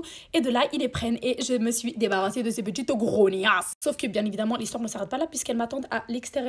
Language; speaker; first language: French; native; French